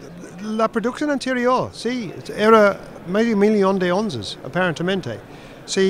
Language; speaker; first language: Spanish; non-native, fluent; English